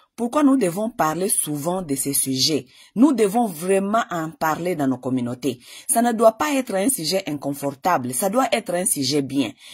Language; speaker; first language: French; non-native, local second language; Lingala